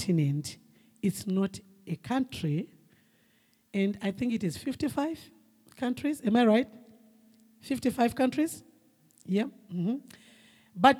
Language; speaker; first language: English; non-native, local second language; Shona